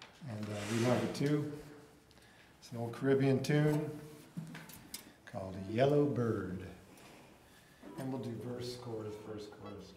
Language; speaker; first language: English; native; English